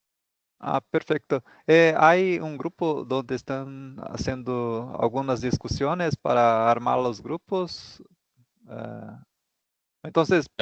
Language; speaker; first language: Spanish; non-native, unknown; Portuguese